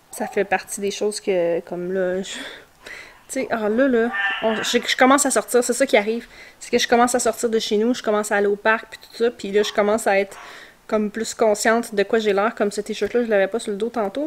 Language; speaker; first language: French; native; French